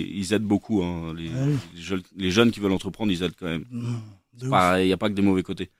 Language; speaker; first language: French; native; French